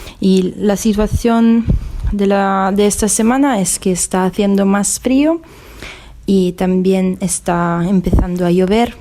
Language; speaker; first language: Spanish; non-native, fluent; Italian